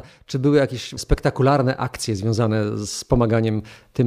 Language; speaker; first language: Polish; native; Polish